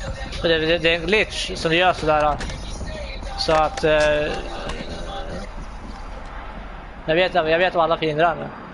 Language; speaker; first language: Swedish; native; Swedish